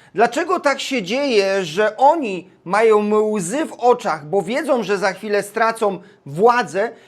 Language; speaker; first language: Polish; native; Polish